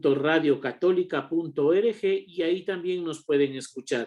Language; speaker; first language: Spanish; native; Spanish